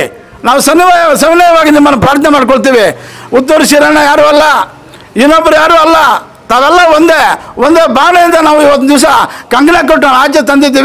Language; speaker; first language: Kannada; native; Kannada